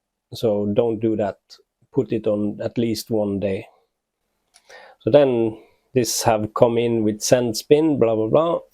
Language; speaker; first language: English; non-native, fluent; Norwegian